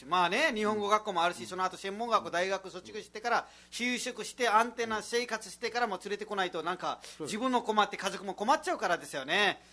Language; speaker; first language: Japanese; non-native, fluent; Nepali